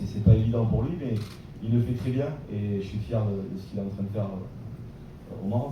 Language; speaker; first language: French; native; French